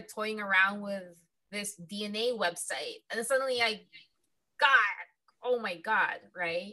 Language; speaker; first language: English; non-native, local second language; Filipino